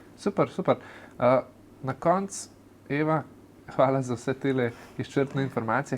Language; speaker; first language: Slovenian; native; Slovenian